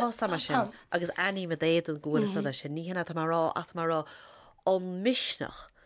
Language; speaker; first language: Irish; native; Irish